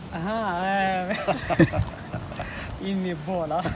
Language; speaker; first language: Swedish; non-native, learner; Tigrinya